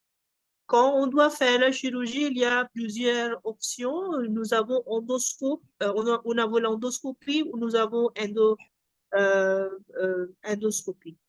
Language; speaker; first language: French; non-native, fluent; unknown